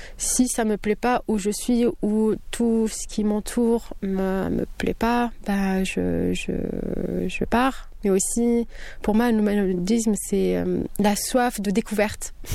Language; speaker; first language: French; non-native, local second language; Kabyle